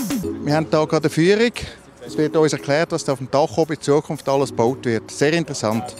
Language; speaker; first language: German; native; German